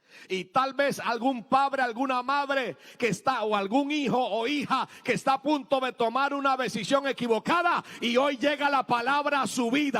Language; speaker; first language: Spanish; native; Spanish